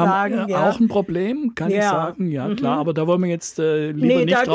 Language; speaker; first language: German; native; German